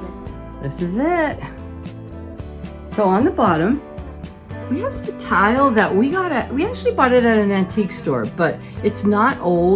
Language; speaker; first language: English; native; English